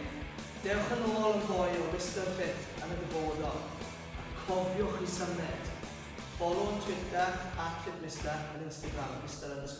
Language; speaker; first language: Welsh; non-native, local second language; English